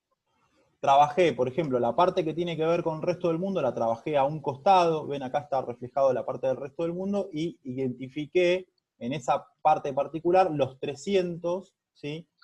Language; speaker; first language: Spanish; native; Spanish